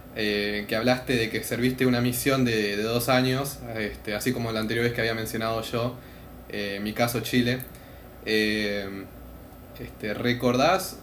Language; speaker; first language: Spanish; native; Spanish